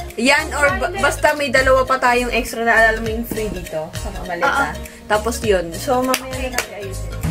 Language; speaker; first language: Filipino; native; Filipino